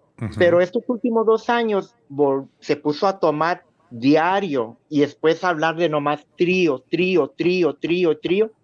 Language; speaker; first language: Spanish; early bilingual, heritage; Spanish